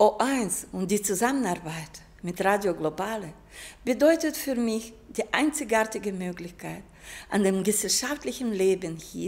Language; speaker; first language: German; non-native, fluent; Russian